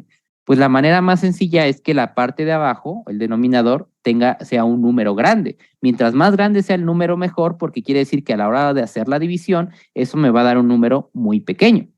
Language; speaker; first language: Spanish; native; Spanish